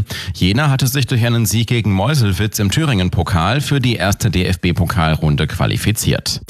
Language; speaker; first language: German; native; German